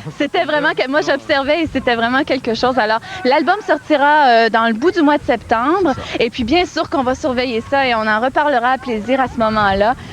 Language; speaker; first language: French; native; French